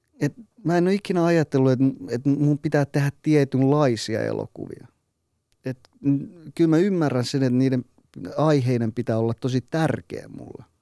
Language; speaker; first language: Finnish; early bilingual, other home language; Persian